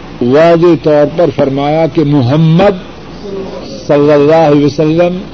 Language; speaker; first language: Urdu; non-native, local second language; Punjabi